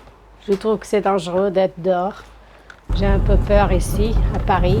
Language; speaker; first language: French; non-native, fluent; Portuguese